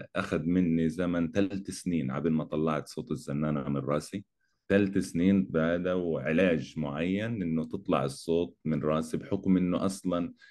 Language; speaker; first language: Arabic; native; Arabic